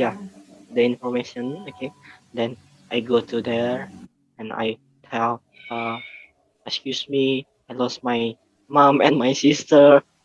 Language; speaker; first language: English; non-native, learner; Indonesian